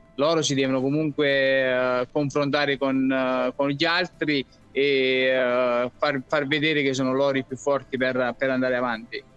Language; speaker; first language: Italian; native; Italian